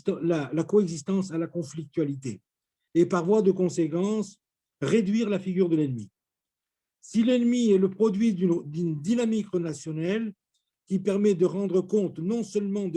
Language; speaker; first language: French; native; French